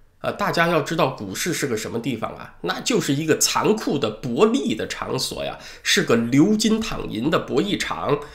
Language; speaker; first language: Chinese; native; Chinese